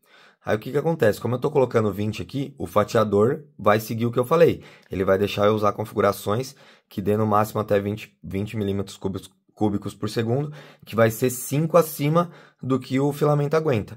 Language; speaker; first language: Portuguese; native; Portuguese